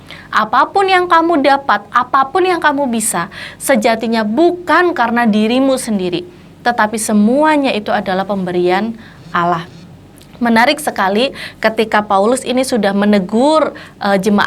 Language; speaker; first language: Indonesian; native; Indonesian